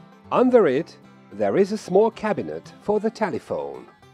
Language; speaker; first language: English; non-native, fluent; Hungarian